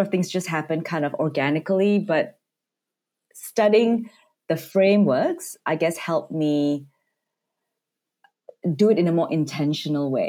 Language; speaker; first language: English; non-native, local second language; Cantonese